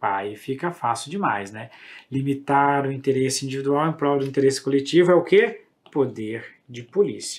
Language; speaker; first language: Portuguese; native; Portuguese